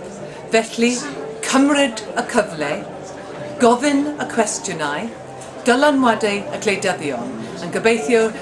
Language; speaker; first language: Welsh; non-native, learner; English